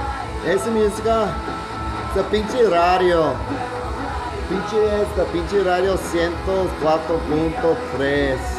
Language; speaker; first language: Spanish; early bilingual, heritage; Spanish